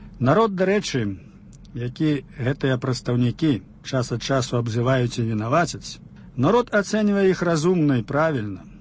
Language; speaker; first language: Belarusian; native; Belarusian